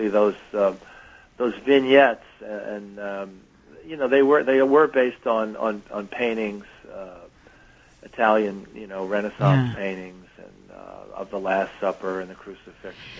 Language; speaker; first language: English; native; English